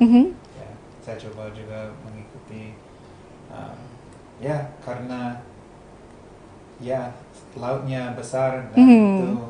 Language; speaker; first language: Indonesian; non-native, fluent; English